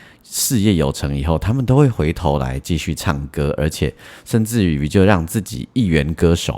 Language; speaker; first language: Chinese; native; Chinese